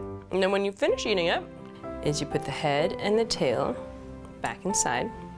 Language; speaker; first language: English; early bilingual, other home language; Chinese